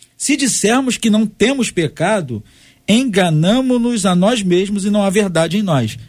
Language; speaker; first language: Portuguese; native; Portuguese